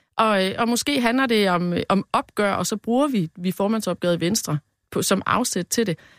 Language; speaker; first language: Danish; native; Danish